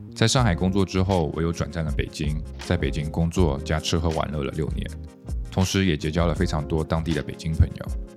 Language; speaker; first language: Chinese; early bilingual, heritage; Chinese